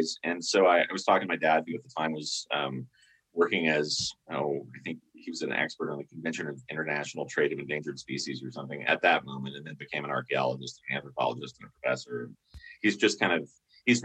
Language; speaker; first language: English; native; English